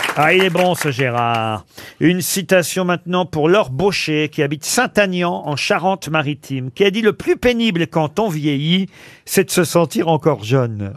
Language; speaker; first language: French; native; French